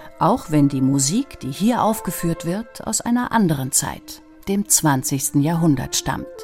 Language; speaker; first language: German; native; German